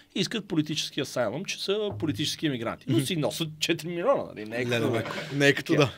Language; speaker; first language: Bulgarian; native; Bulgarian